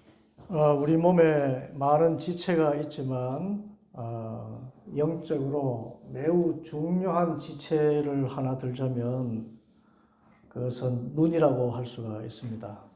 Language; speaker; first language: Korean; native; Korean